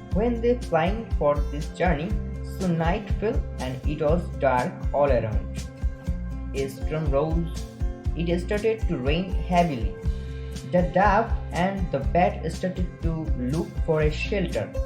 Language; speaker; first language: English; non-native, local second language; Bangla